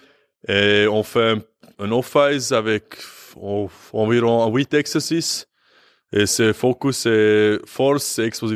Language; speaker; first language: French; non-native, learner; English